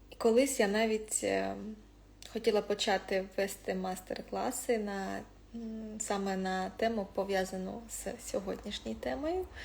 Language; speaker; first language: Ukrainian; non-native, local second language; Russian